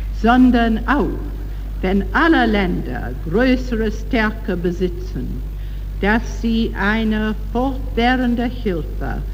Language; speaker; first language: German; non-native, learner; English